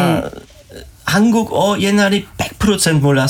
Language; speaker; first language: Korean; non-native, learner; German